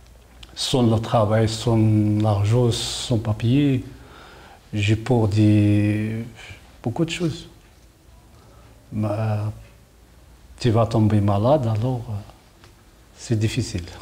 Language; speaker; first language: French; non-native, learner; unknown